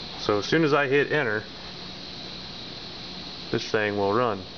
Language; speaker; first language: English; native; English